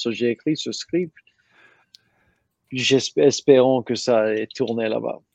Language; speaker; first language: French; non-native, learner; English